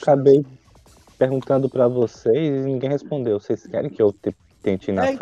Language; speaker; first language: Portuguese; native; Portuguese